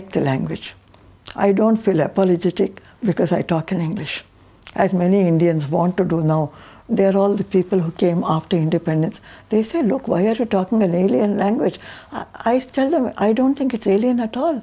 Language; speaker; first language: English; non-native, local second language; Tamil